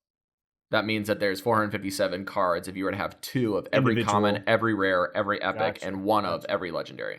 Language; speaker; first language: English; native; English